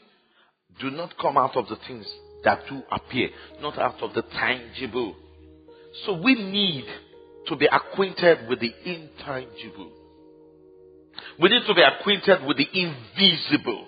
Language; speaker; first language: English; non-native, local second language; Yoruba